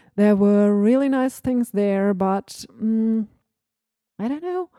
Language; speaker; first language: English; non-native, fluent; German